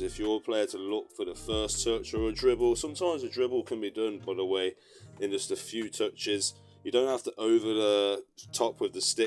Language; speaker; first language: English; native; English